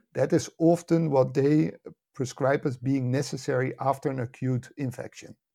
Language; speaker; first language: English; non-native, fluent; Dutch